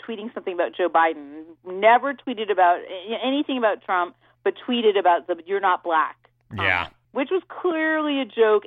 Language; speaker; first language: English; native; English